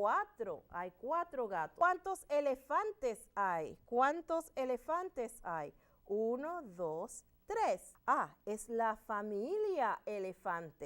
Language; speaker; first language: Spanish; non-native, learner; English